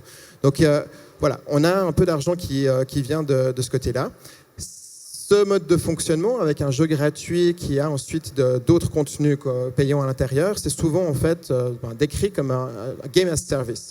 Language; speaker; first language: French; native; French